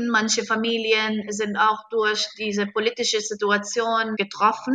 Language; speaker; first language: German; non-native, fluent; Arabic